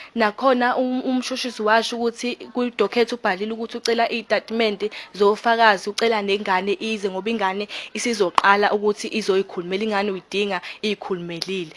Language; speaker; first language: Zulu; native; Zulu